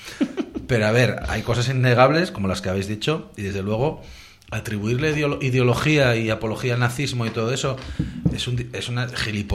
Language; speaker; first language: Spanish; native; Spanish